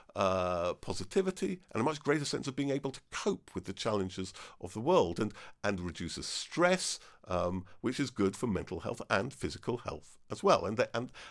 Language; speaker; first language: English; native; English